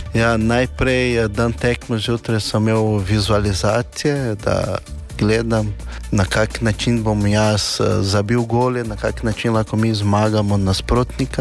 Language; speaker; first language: Slovenian; non-native, fluent; Portuguese